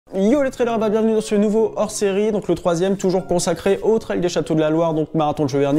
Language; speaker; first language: French; native; French